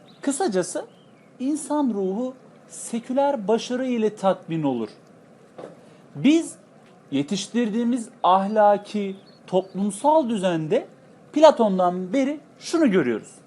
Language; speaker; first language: Turkish; native; Turkish